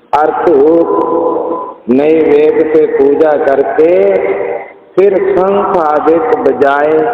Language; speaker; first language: Hindi; non-native, local second language; Punjabi